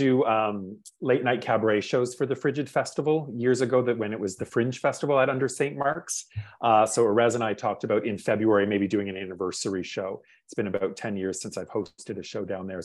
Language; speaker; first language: English; native; English